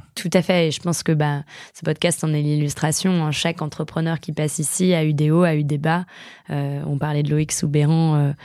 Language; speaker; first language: French; native; French